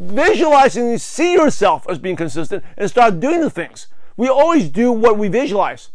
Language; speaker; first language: English; native; English